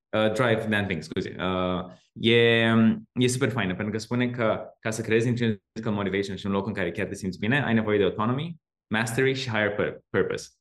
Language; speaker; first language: Romanian; native; Romanian